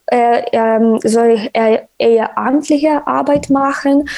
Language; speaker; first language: German; non-native, learner; Ukrainian